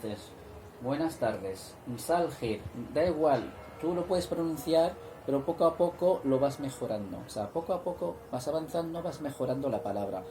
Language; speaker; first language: Spanish; non-native, fluent; Arabic